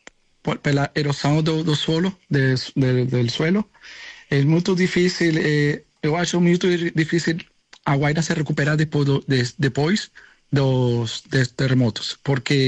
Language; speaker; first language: Portuguese; non-native, learner; Spanish